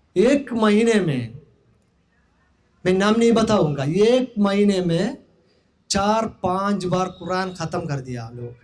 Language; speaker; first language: Hindi; non-native, local second language; Malayalam